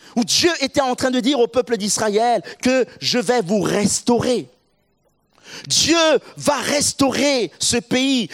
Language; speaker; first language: French; non-native, local second language; Sango